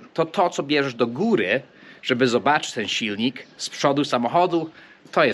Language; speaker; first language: Polish; non-native, fluent; English